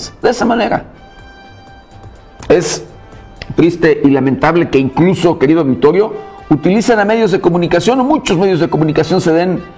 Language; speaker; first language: Spanish; native; Spanish